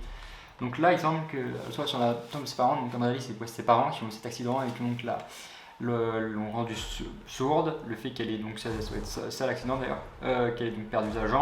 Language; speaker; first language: French; native; French